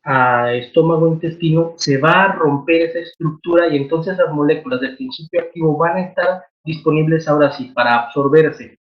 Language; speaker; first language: Spanish; native; Spanish